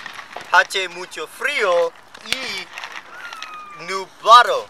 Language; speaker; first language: Spanish; non-native, learner; English